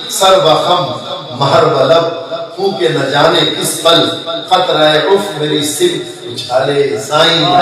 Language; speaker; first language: Urdu; non-native, local second language; Sindhi